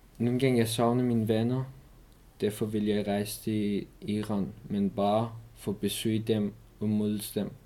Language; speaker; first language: Danish; non-native, learner; Persian